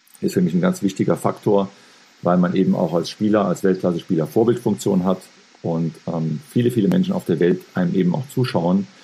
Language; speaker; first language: German; native; German